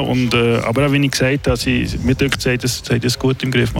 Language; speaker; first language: German; native; German